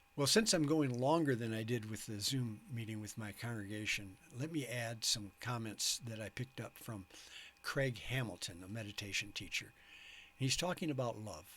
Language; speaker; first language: English; native; English